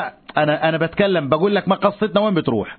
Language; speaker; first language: Arabic; native; Arabic